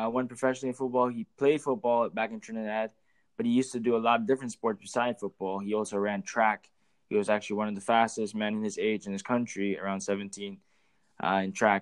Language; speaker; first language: English; native; English